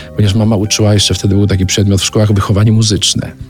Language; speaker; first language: Polish; native; Polish